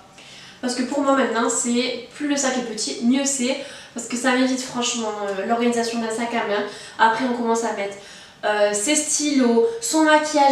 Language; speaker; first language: French; native; French